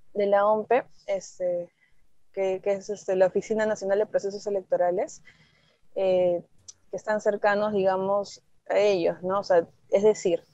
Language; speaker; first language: Spanish; native; Spanish